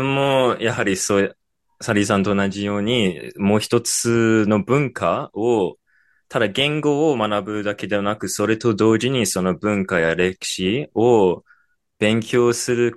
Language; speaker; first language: Japanese; non-native, fluent; English